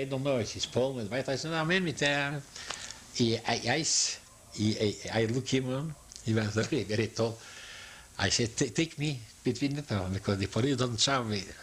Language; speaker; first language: English; non-native, learner; Yiddish